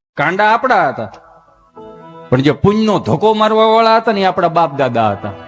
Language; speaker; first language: Gujarati; native; Gujarati